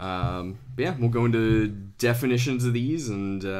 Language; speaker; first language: English; native; English